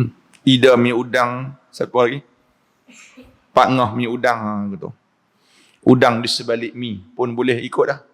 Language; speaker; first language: Malay; native; Malay